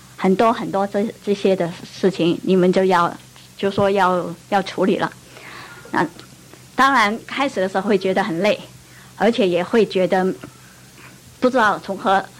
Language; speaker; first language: Chinese; non-native, local second language; Cantonese